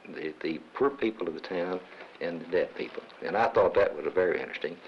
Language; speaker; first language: English; native; English